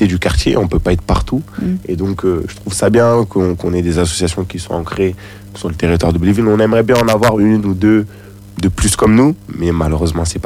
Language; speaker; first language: French; native; French